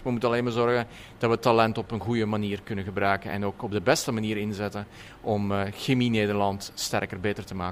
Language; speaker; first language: Dutch; native; Dutch